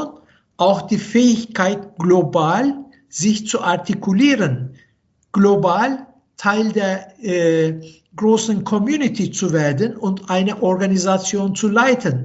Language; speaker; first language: German; non-native, fluent; Turkish